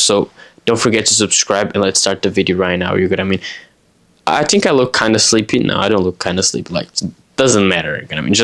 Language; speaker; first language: English; non-native, fluent; Portuguese